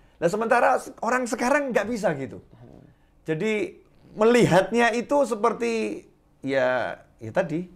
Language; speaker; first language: Indonesian; native; Indonesian